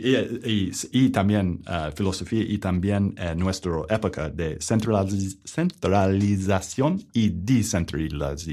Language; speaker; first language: Spanish; non-native, learner; English